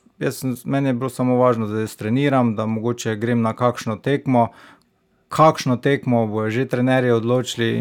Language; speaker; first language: Slovenian; native; Slovenian